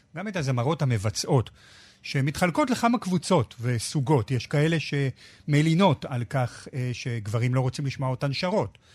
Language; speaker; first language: Hebrew; native; Hebrew